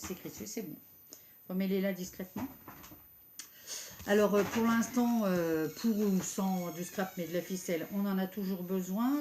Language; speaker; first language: French; native; French